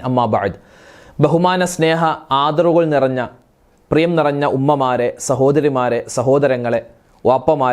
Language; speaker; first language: Malayalam; native; Malayalam